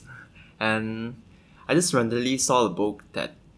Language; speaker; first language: English; non-native, local second language; Chinese